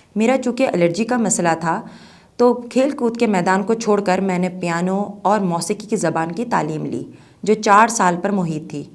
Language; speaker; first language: Urdu; native; Urdu